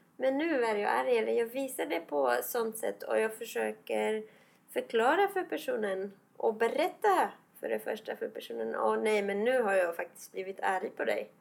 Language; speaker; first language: Swedish; non-native, fluent; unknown